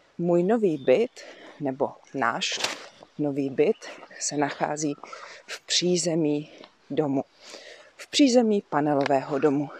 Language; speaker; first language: Czech; native; Czech